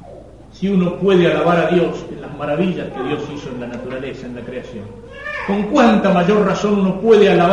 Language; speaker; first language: Spanish; native; Spanish